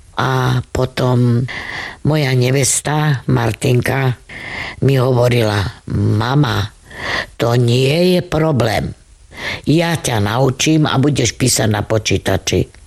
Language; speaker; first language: Slovak; non-native, local second language; Romany